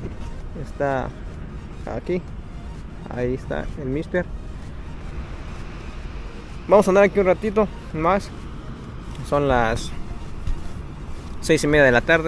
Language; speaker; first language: Spanish; native; Spanish